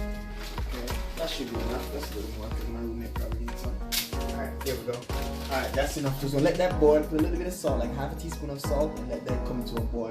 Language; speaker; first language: English; native; English